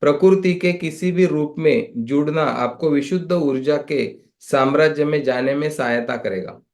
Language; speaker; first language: Hindi; non-native, local second language; Marathi